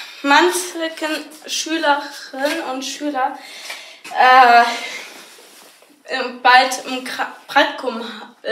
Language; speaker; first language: German; non-native, learner; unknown